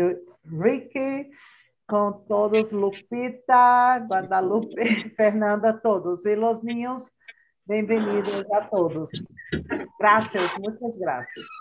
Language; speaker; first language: Spanish; non-native, learner; Portuguese